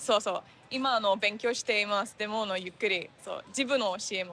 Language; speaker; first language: Japanese; non-native, learner; English